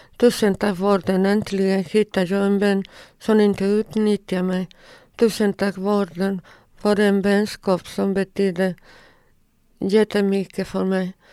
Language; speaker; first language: Swedish; non-native, local second language; Spanish